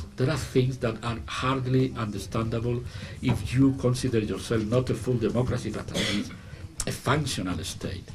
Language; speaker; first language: English; non-native, fluent; Spanish